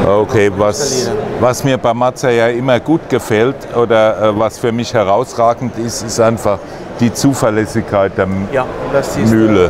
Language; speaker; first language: German; native; German